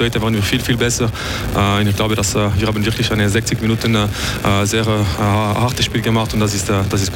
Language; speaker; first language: German; non-native, local second language; French